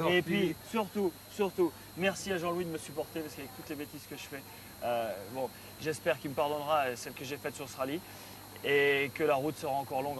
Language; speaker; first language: French; native; French